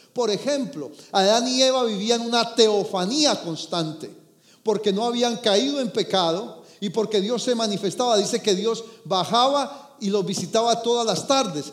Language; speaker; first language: Spanish; native; Spanish